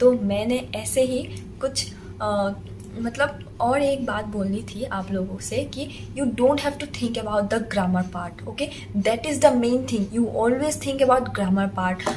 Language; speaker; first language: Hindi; non-native, local second language; Assamese